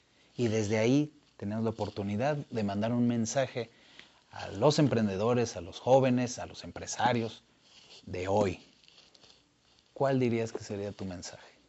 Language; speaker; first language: Spanish; native; Spanish